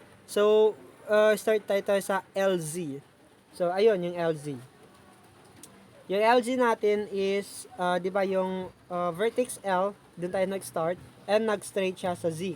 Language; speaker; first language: Filipino; native; Filipino